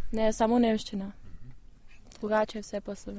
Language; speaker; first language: Slovenian; non-native, fluent; German